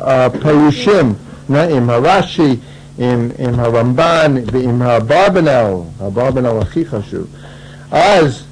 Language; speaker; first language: Hebrew; non-native, fluent; English